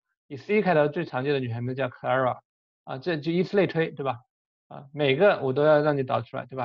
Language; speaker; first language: Chinese; native; Chinese